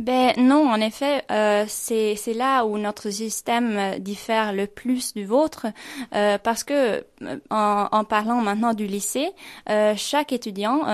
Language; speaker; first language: French; non-native, fluent; Swedish